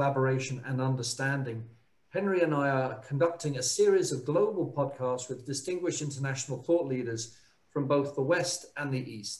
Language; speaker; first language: English; native; English